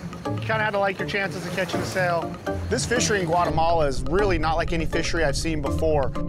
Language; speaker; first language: English; native; English